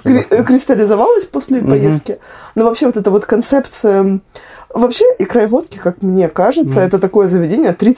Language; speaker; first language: Russian; native; Russian